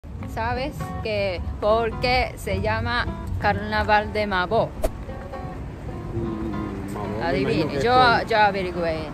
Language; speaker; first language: Spanish; non-native, learner; Japanese